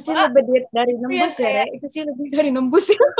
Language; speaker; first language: Indonesian; native; Indonesian